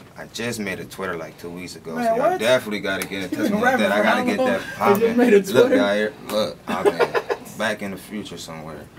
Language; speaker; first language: English; native; English